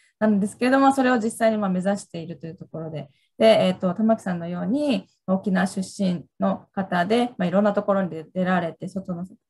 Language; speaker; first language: Japanese; native; Japanese